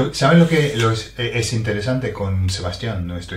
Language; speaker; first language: Spanish; non-native, fluent; English